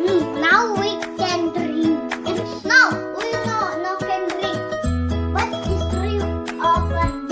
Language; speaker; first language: English; non-native, learner; Indonesian